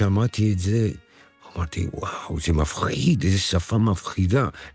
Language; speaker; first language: Hebrew; non-native, fluent; Spanish